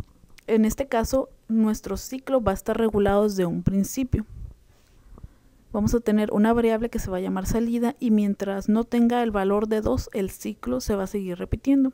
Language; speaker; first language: Spanish; native; Spanish